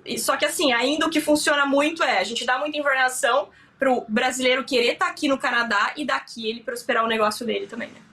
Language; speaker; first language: Portuguese; native; Portuguese